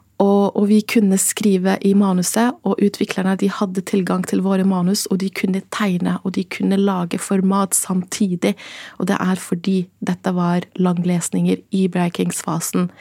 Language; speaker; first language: Norwegian; non-native, fluent; Arabic